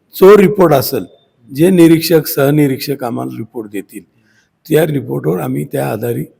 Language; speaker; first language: Marathi; native; Marathi